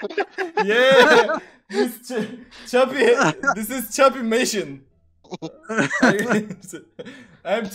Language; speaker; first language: English; non-native, learner; Turkish